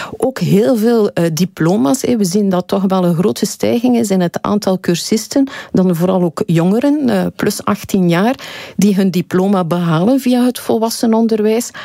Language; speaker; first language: Dutch; native; Dutch